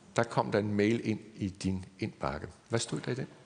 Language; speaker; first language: Danish; native; Danish